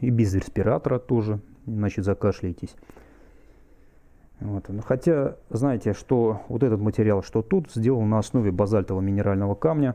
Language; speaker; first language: Russian; native; Russian